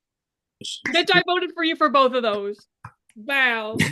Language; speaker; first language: English; native; English